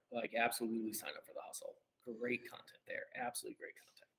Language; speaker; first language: English; native; English